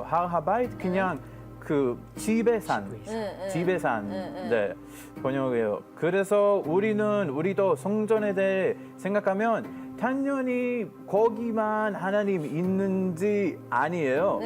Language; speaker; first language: Korean; non-native, fluent; Hebrew